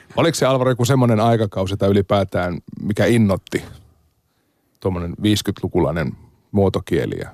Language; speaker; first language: Finnish; native; Finnish